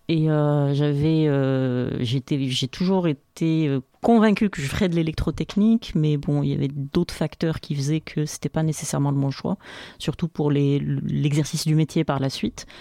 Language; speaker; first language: French; non-native, local second language; Arabic